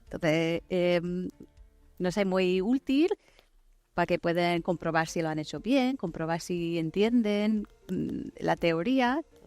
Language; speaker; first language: Spanish; non-native, fluent; English